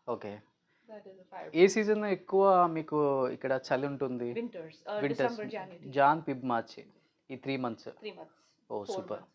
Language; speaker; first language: Telugu; native; Telugu